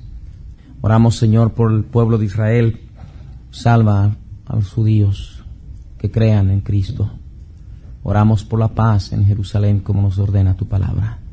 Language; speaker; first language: Spanish; native; Spanish